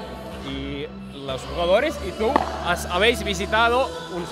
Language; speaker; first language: Spanish; non-native, learner; Finnish